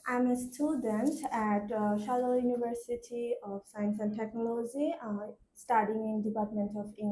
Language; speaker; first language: English; non-native, learner; Bangla